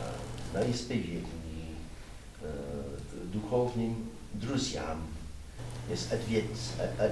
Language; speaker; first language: Russian; non-native, learner; English